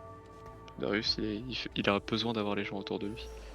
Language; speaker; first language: French; native; French